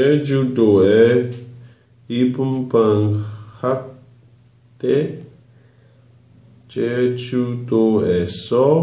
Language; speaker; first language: Korean; non-native, learner; English